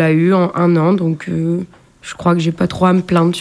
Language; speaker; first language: French; native; French